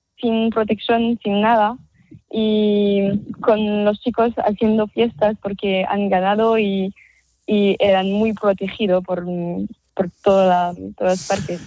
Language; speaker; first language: Spanish; non-native, fluent; French